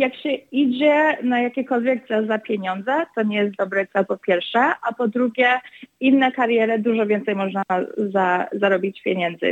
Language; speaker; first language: Polish; early bilingual, other home language; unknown